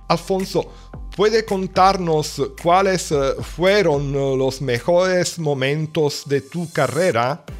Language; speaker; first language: Spanish; non-native, learner; Italian